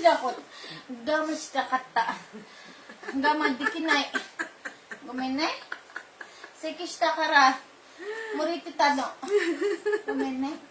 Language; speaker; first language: Japanese; non-native, learner; Filipino